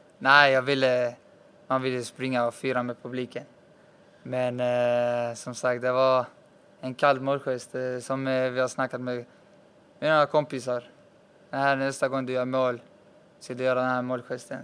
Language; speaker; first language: Swedish; early bilingual, other home language; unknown